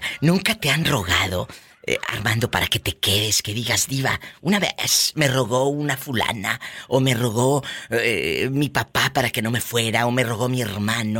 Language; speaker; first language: Spanish; native; Spanish